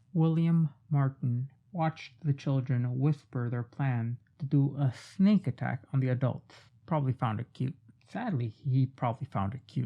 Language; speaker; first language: English; native; English